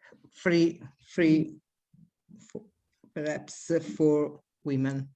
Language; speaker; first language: English; non-native, learner; Italian